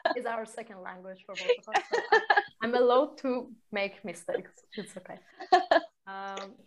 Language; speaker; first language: English; non-native, fluent; Persian